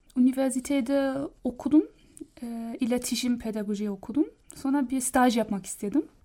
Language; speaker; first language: Turkish; non-native, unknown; German